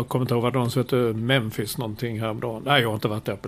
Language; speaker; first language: Swedish; native; Swedish